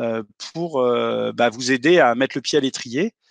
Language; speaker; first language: French; native; French